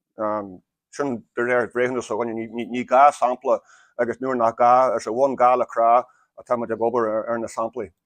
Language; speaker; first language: Irish; native; Irish